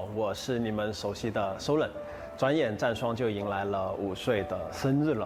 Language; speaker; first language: Chinese; native; Chinese